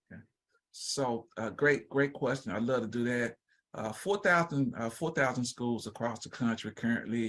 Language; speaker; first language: English; native; English